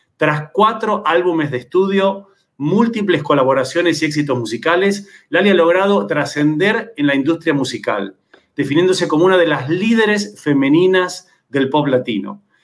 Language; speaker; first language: Spanish; native; Spanish